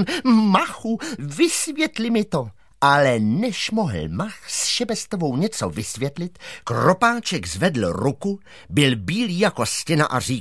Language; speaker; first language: Czech; native; Czech